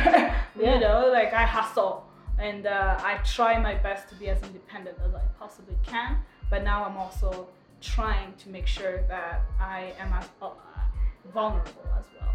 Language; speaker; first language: English; non-native, local second language; Kinyarwanda